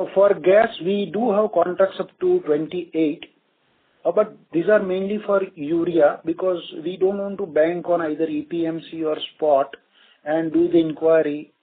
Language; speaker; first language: English; non-native, local second language; Gujarati